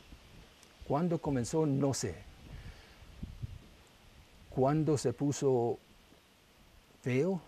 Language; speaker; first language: Spanish; non-native, local second language; English